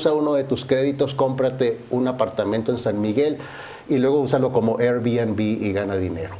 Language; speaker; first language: Spanish; native; Spanish